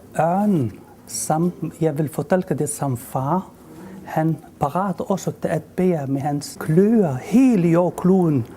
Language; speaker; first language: Danish; non-native, fluent; Arabic